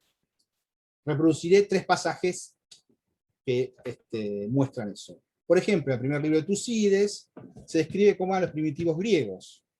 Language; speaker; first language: Spanish; native; Spanish